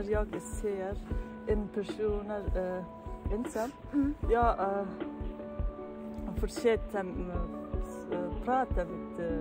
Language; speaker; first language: Swedish; non-native, learner; Hazaragi